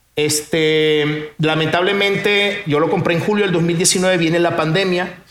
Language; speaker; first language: Spanish; early bilingual, other home language; Portuguese